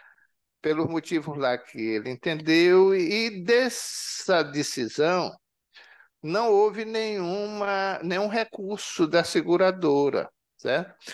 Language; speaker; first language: Portuguese; native; Portuguese